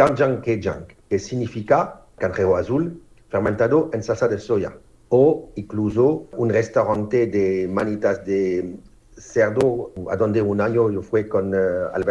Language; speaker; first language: Spanish; non-native, learner; French